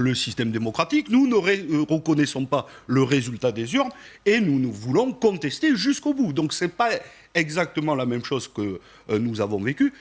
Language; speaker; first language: French; native; French